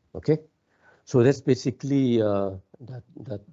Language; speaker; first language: English; non-native, local second language; Malay